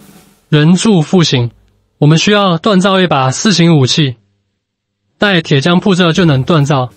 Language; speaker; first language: Chinese; native; Chinese